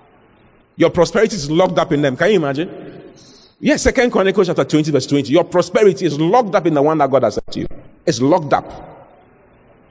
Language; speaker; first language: English; non-native, local second language; Akan